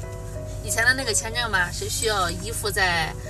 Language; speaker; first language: Chinese; native; Chinese